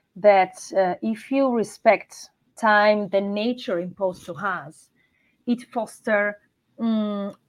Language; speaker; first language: English; non-native, fluent; Italian